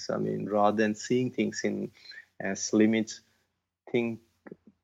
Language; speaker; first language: English; non-native, local second language; Tamil